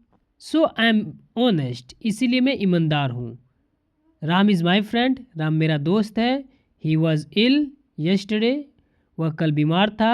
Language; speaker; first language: Hindi; native; Hindi